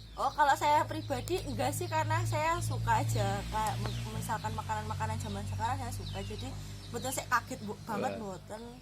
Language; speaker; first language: Indonesian; non-native, local second language; Javanese